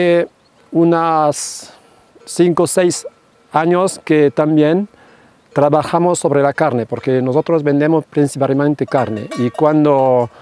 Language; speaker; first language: Spanish; non-native, fluent; French